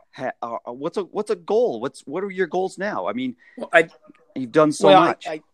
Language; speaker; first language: English; native; English